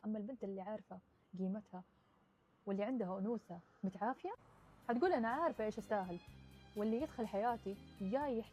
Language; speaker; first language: Arabic; native; Arabic